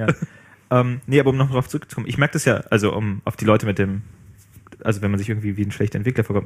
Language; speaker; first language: German; native; German